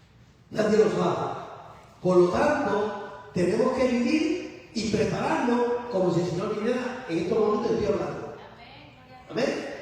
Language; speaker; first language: Spanish; native; Spanish